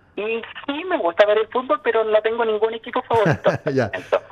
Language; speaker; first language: Spanish; native; Spanish